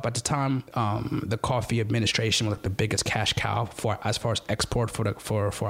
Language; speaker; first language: English; non-native, local second language; Ganda